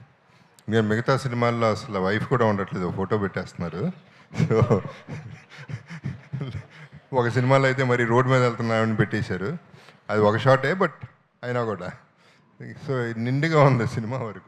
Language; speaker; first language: Telugu; native; Telugu